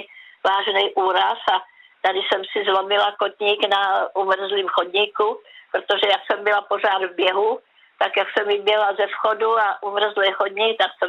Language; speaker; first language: Czech; native; Czech